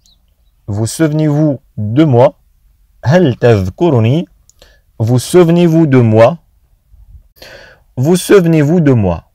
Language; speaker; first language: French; non-native, fluent; Arabic